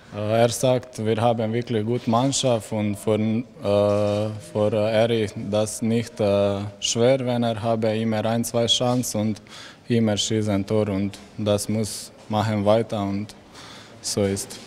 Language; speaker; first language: German; non-native, learner; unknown